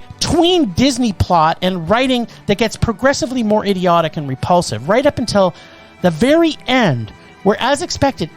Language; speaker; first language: English; native; English